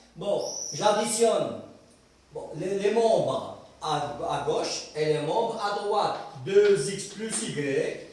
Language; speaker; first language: French; non-native, local second language; Arabic